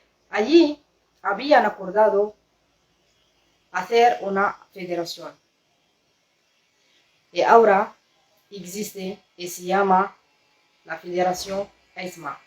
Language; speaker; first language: Spanish; non-native, learner; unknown